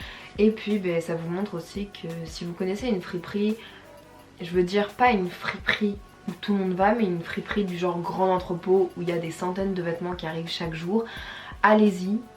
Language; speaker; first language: French; native; French